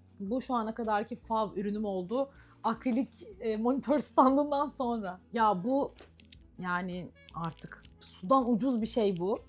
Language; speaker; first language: Turkish; native; Turkish